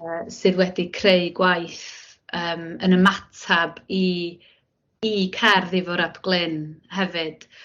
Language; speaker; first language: Welsh; native; Welsh